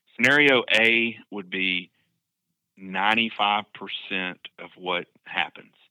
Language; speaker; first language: English; native; English